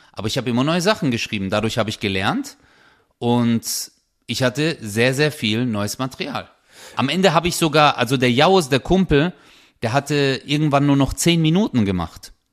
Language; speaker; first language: German; early bilingual, other home language; Turkish